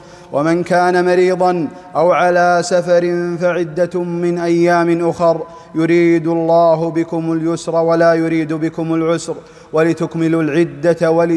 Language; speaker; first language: Arabic; native; Arabic